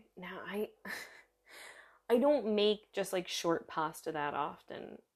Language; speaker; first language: English; early bilingual, other home language; Italian